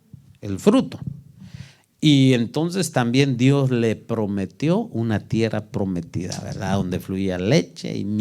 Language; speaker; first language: Spanish; native; Spanish